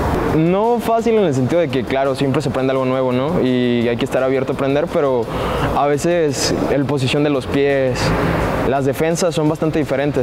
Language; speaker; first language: Spanish; native; Spanish